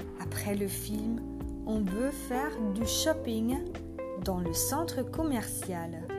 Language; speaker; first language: French; non-native, fluent; German